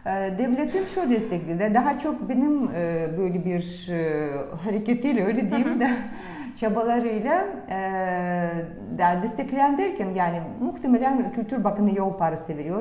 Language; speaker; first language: Turkish; non-native, fluent; Russian